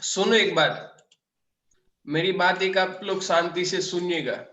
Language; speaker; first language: Hindi; non-native, local second language; Gujarati